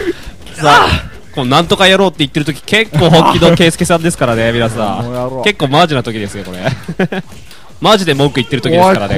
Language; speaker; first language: Japanese; native; Japanese